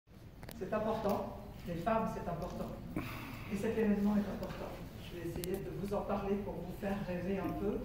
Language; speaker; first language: French; native; French